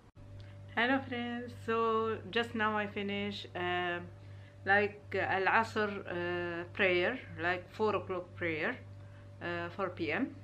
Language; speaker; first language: English; non-native, learner; Urdu